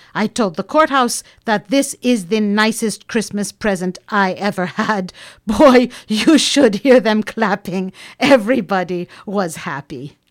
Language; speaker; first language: English; non-native, fluent; Finnish